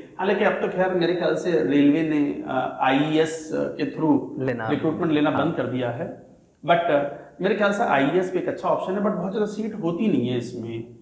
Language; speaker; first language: Hindi; native; Hindi